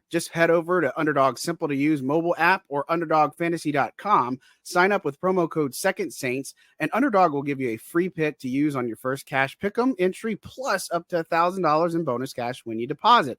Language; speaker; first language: English; native; English